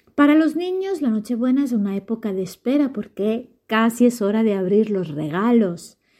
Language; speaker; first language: Spanish; non-native, fluent; Italian